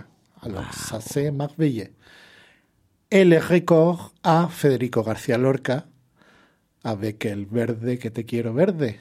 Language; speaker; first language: French; non-native, fluent; Spanish